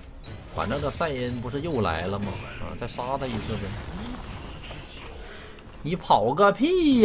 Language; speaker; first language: Chinese; native; Chinese